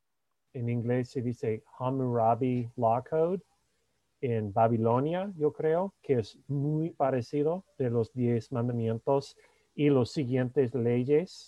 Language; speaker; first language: Spanish; non-native, fluent; English